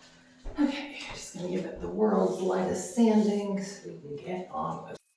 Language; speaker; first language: English; native; English